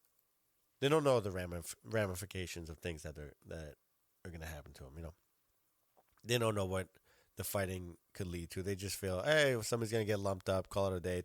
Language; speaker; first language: English; native; English